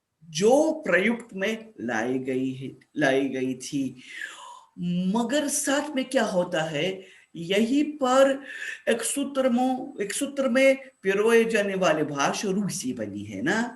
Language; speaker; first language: Hindi; non-native, fluent; Russian